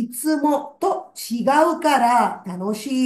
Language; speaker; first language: Japanese; non-native, fluent; Tamil